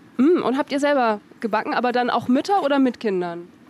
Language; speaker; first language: German; native; German